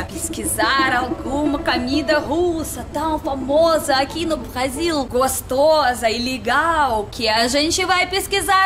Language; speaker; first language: Portuguese; non-native, learner; Russian